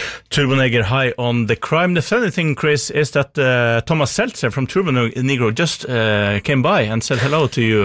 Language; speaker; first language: English; non-native, fluent; Norwegian